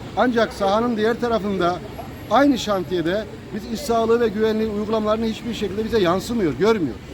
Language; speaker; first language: Turkish; native; Turkish